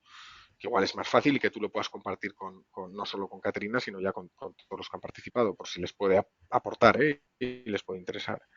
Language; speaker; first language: Spanish; native; Spanish